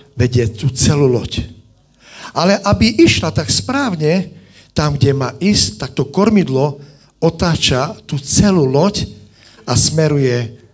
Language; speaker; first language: Slovak; native; Slovak